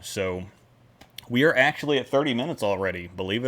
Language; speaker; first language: English; native; English